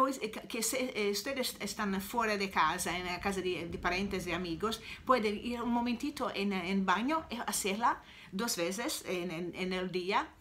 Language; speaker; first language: Spanish; non-native, learner; Italian